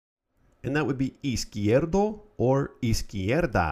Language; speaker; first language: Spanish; non-native, fluent; English